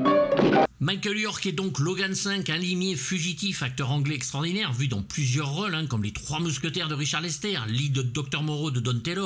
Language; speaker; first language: French; native; French